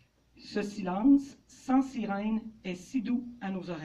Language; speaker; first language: French; native; French